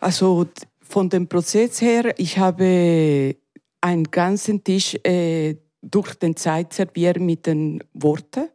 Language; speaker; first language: German; non-native, learner; Spanish